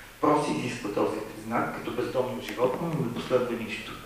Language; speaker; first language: Bulgarian; native; Bulgarian